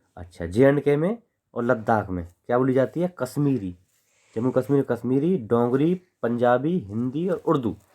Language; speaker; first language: Hindi; native; Hindi